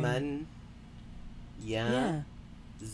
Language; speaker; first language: Arabic; non-native, learner; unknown